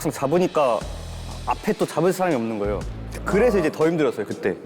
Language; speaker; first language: Korean; native; Korean